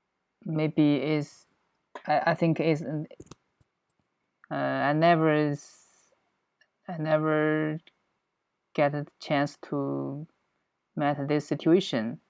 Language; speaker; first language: English; non-native, learner; Chinese